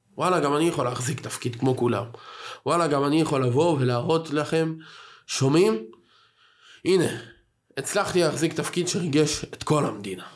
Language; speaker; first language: Hebrew; native; Hebrew